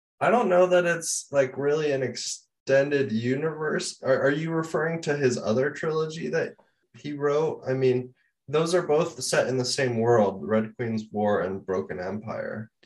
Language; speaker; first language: English; native; English